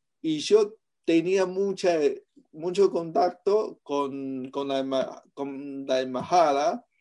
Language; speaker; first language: Spanish; non-native, fluent; Chinese